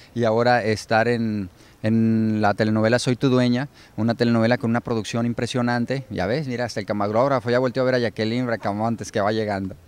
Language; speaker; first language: Spanish; native; Spanish